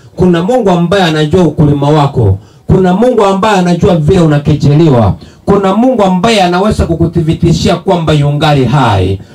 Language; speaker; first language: Swahili; non-native, local second language; Gusii